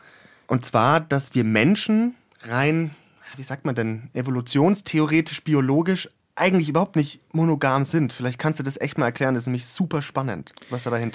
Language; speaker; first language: German; native; German